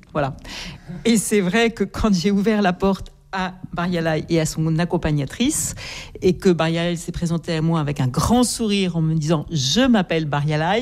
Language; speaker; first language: French; native; French